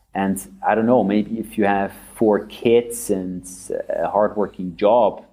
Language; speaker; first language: English; non-native, fluent; German